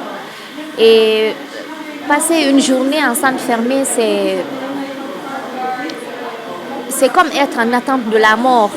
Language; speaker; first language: French; non-native, local second language; Fula